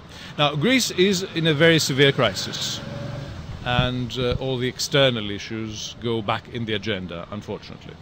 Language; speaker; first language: English; non-native, fluent; Greek